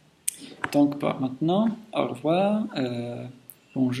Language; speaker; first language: French; non-native, learner; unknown